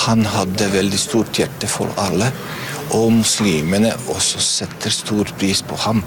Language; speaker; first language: Norwegian; non-native, learner; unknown